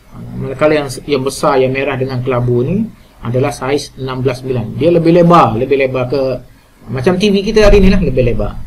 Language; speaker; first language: Malay; native; Malay